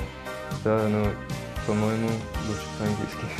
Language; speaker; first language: Russian; non-native, learner; English